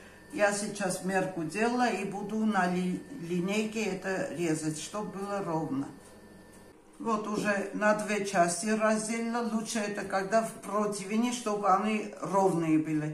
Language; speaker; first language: Russian; non-native, local second language; Armenian